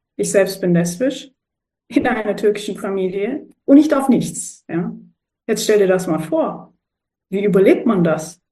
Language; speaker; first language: German; early bilingual, other home language; Turkish